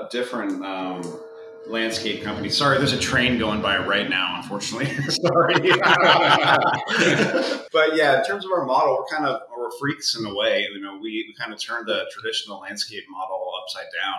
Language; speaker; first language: English; native; English